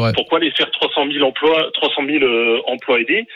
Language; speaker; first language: French; native; French